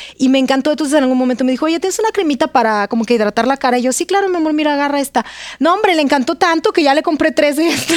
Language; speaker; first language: Spanish; non-native, fluent; Russian